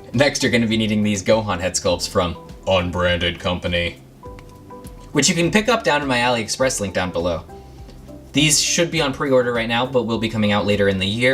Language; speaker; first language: English; native; English